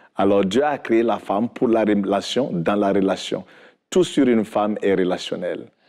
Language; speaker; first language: French; non-native, local second language; Fula